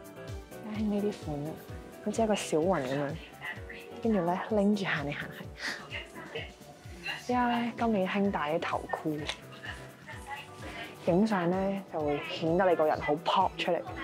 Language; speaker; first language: Cantonese; native; Cantonese